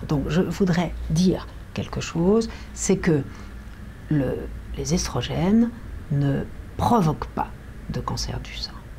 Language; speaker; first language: French; native; French